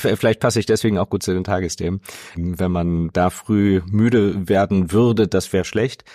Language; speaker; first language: German; native; German